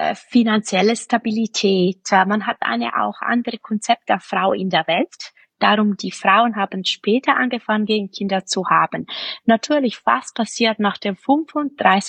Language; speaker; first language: German; non-native, fluent; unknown